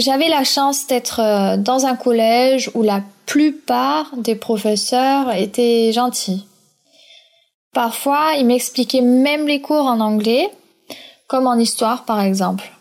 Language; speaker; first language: French; early bilingual, other home language; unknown